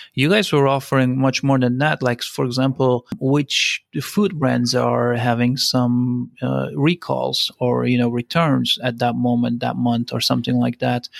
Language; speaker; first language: English; non-native, fluent; Turkish